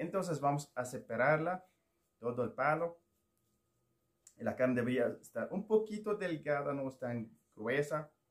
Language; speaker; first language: Spanish; non-native, learner; Arabic